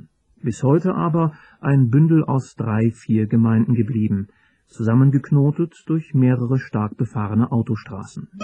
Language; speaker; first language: German; native; German